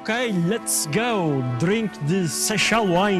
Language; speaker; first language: English; non-native, learner; Portuguese